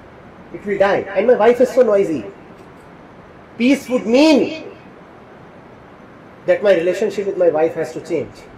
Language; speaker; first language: English; non-native, local second language; Hindi